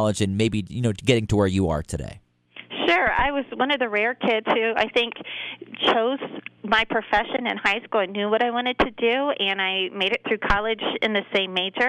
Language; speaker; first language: English; native; English